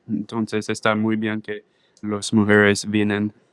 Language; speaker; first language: Spanish; non-native, learner; English